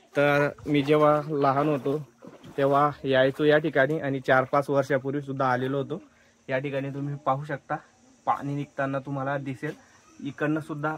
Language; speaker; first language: Marathi; native; Marathi